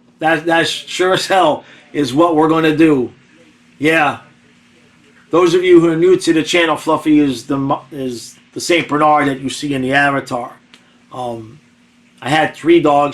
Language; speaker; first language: English; native; English